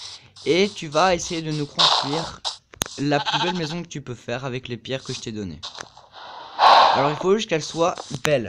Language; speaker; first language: French; native; French